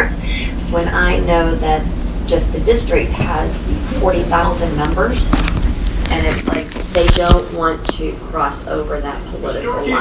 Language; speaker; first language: English; native; English